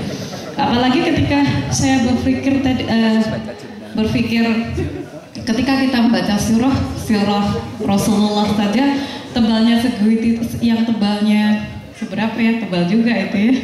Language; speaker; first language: Indonesian; native; Indonesian